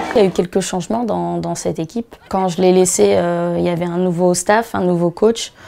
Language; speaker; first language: French; native; French